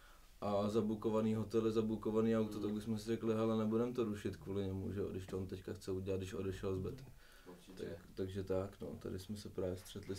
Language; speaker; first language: Czech; native; Czech